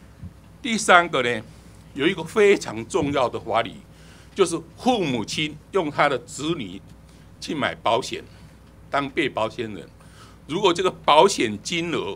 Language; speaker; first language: Chinese; native; Chinese